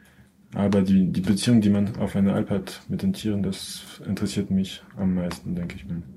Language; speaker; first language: German; non-native, fluent; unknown